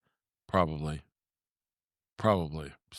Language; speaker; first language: English; native; English